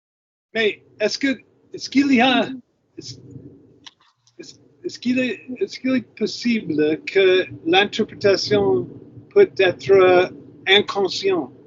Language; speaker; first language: French; non-native, fluent; English